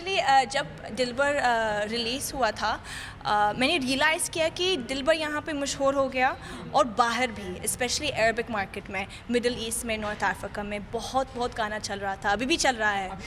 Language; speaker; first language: Hindi; non-native, fluent; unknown